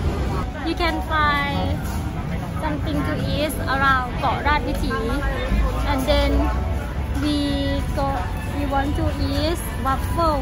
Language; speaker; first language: English; non-native, learner; Thai